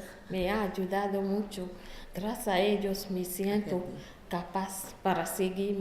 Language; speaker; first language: Spanish; non-native, learner; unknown